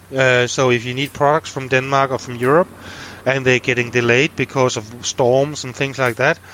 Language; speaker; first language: English; non-native, fluent; Danish